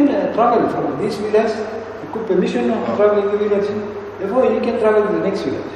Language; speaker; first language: English; non-native, fluent; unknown